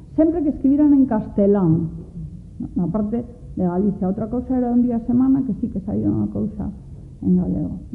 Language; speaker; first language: Spanish; non-native, local second language; Galician